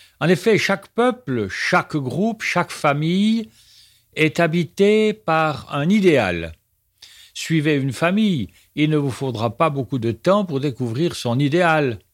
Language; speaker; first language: French; native; French